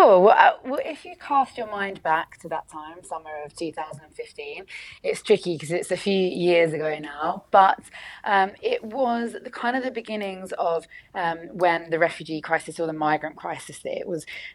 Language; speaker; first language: English; native; English